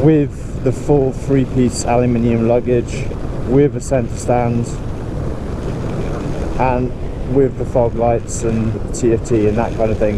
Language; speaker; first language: English; native; English